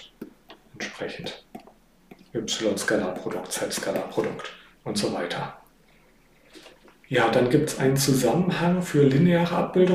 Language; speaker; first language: German; native; German